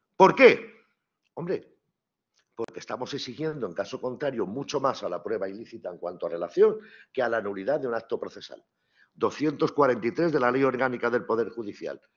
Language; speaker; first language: Spanish; native; Spanish